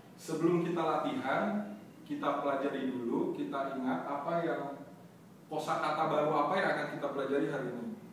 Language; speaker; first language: Indonesian; native; Indonesian